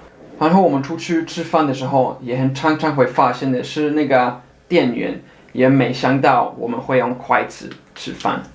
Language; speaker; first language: Chinese; non-native, fluent; Swedish